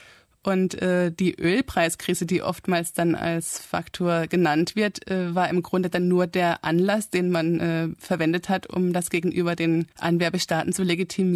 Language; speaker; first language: German; native; German